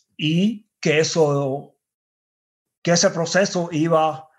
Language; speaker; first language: Spanish; native; Spanish